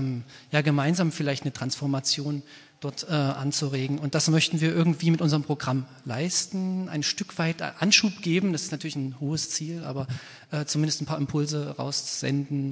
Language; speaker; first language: German; native; German